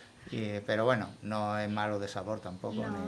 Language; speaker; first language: Spanish; native; Spanish